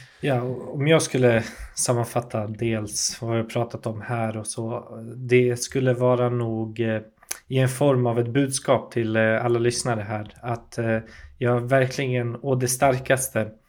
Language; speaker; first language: Swedish; native; Swedish